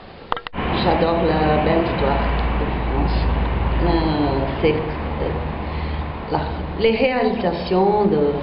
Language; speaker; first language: French; non-native, learner; Portuguese